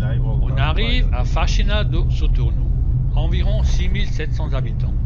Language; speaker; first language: French; native; French